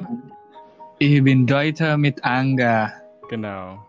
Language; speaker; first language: German; non-native, learner; Indonesian